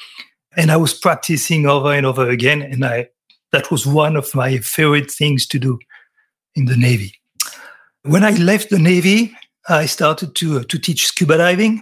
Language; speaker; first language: English; non-native, fluent; French